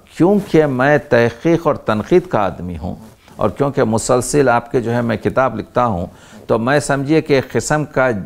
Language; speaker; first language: Hindi; native; Hindi